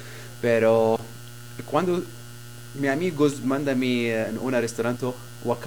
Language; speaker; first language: Spanish; non-native, learner; Arabic